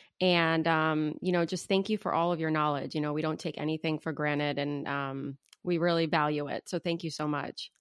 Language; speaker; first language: English; native; English